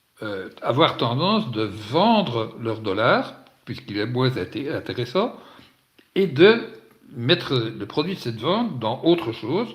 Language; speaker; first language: French; native; French